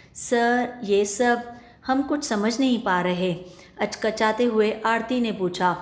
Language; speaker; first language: Hindi; native; Hindi